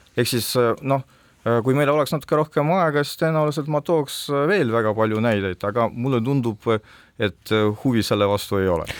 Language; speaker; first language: Estonian; non-native, local second language; Russian